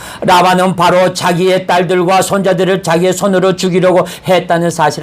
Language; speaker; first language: Korean; native; Korean